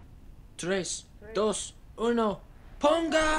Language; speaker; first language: Spanish; non-native, learner; English